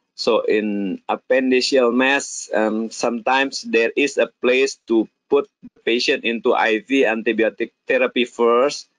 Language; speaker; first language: English; non-native, fluent; Indonesian